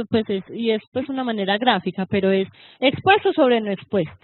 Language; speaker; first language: Spanish; native; Spanish